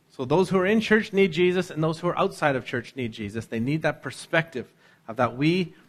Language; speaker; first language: English; native; English